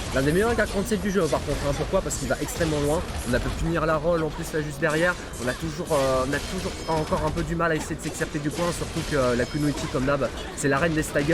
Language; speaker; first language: French; native; French